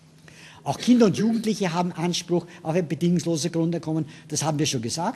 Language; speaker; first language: German; native; German